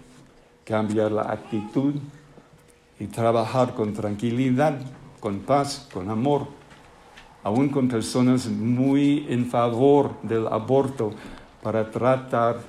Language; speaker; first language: Spanish; non-native, fluent; English